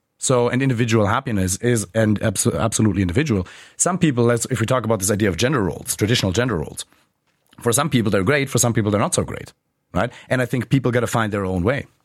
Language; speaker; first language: English; non-native, fluent; German